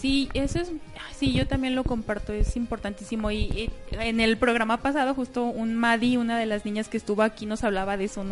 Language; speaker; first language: Spanish; native; Spanish